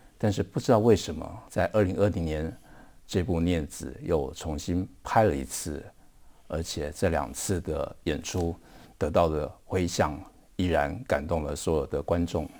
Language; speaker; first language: Chinese; native; Chinese